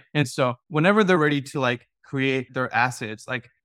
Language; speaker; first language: English; non-native, fluent; Spanish